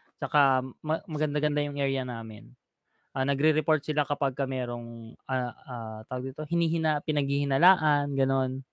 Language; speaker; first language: Filipino; native; Filipino